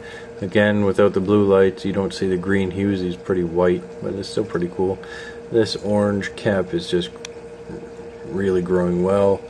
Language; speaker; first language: English; native; English